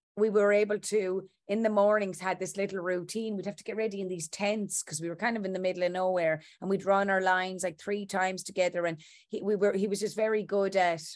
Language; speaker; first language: English; native; English